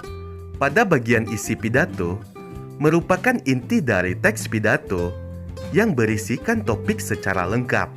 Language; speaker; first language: Indonesian; native; Indonesian